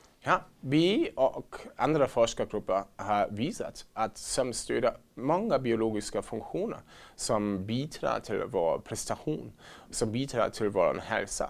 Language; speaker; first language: Swedish; non-native, fluent; German